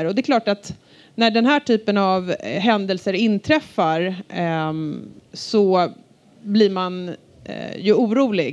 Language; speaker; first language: Swedish; native; Swedish